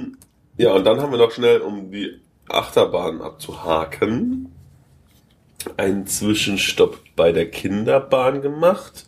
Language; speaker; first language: German; native; German